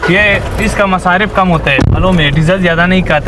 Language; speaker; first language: Hindi; non-native, fluent; Pashto